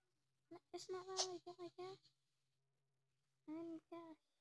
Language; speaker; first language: English; native; English